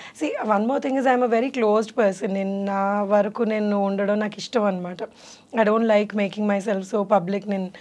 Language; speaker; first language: Telugu; native; Telugu